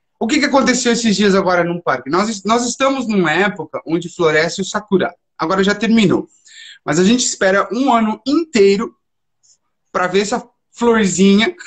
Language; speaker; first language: Portuguese; early bilingual, heritage; Portuguese